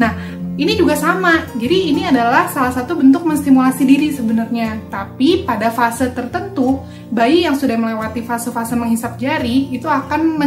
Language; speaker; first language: Indonesian; native; Indonesian